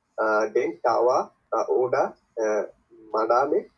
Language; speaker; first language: German; non-native, learner; Bangla